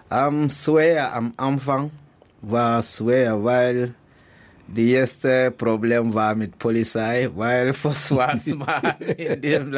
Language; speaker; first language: German; non-native, learner; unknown